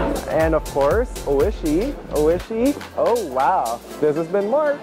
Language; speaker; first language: English; non-native, local second language; Filipino